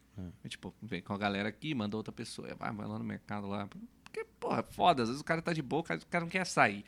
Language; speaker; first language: Portuguese; native; Portuguese